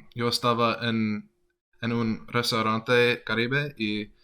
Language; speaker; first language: Spanish; non-native, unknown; English